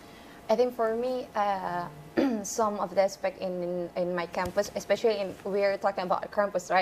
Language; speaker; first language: English; non-native, fluent; Indonesian